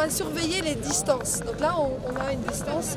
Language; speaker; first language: French; native; French